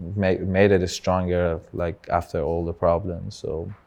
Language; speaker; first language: English; non-native, fluent; Persian